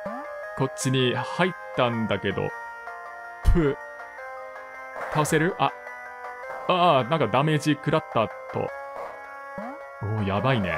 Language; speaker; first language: Japanese; non-native, fluent; English